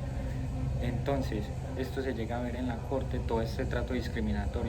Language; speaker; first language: Spanish; native; Spanish